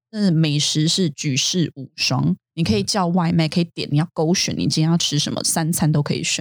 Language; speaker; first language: Chinese; native; Chinese